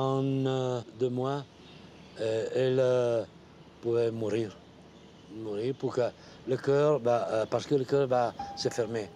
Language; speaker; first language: French; non-native, learner; Italian